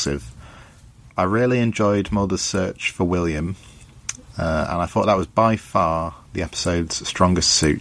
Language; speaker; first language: English; native; English